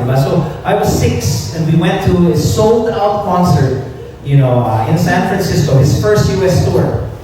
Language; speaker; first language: English; native; English